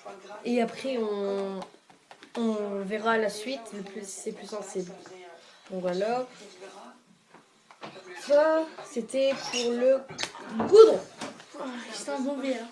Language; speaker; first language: French; native; French